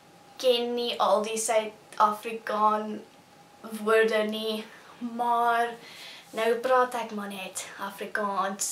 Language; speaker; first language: Afrikaans; non-native, local second language; English